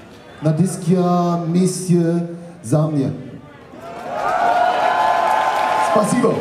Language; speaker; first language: Russian; non-native, learner; German